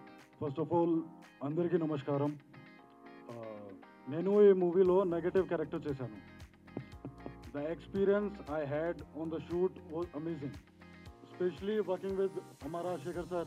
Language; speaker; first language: Telugu; non-native, learner; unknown